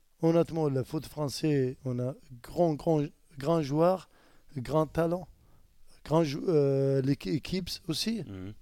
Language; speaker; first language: French; non-native, learner; Arabic